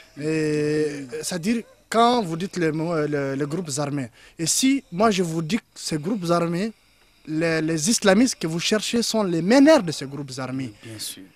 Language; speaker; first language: French; non-native, local second language; Tamasheq